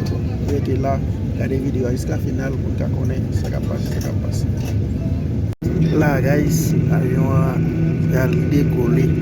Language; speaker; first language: French; non-native, learner; Haitian Creole